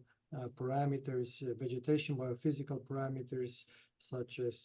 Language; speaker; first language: English; non-native, fluent; Romanian